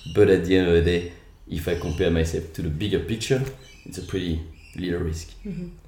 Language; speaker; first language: English; non-native, fluent; French